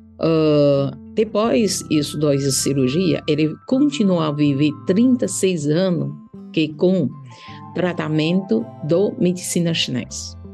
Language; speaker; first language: Portuguese; non-native, learner; Chinese